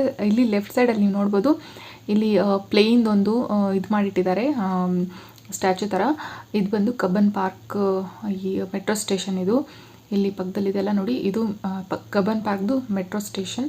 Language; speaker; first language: Kannada; native; Kannada